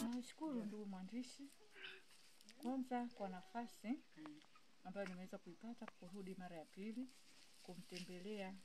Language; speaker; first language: Swahili; native; Swahili